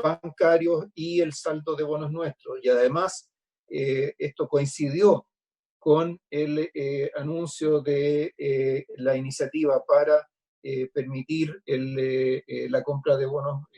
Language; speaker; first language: Spanish; native; Spanish